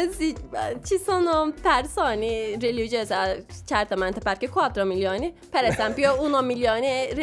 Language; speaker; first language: Italian; non-native, learner; Turkish